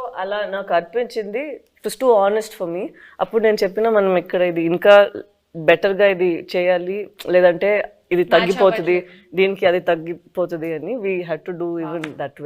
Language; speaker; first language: Telugu; non-native, fluent; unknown